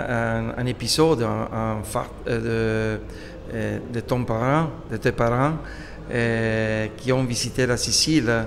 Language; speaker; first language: French; non-native, learner; Italian